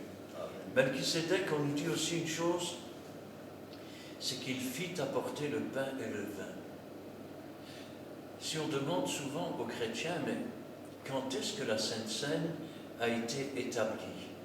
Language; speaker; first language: French; native; French